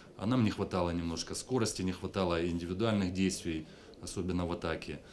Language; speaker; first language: Russian; native; Russian